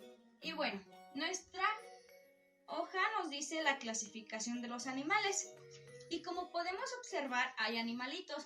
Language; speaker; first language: Spanish; native; Spanish